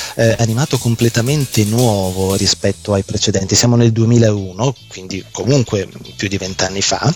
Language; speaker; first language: Italian; native; Italian